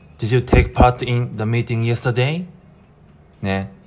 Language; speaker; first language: English; non-native, fluent; Japanese